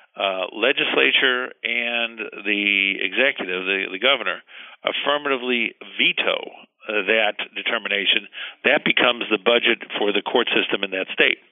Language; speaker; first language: English; early bilingual, heritage; Spanish